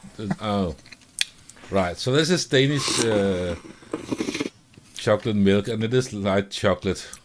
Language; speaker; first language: English; non-native, fluent; Danish